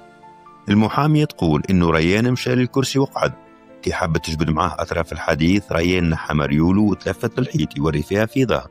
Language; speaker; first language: Arabic; native; Arabic